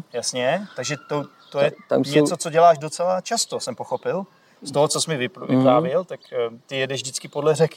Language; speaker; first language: Czech; native; Czech